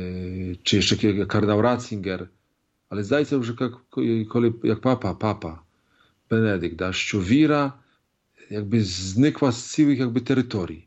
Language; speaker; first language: Polish; non-native, learner; Ukrainian